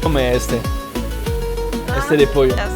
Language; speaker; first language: Spanish; non-native, learner; French